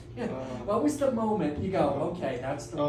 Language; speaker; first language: English; native; English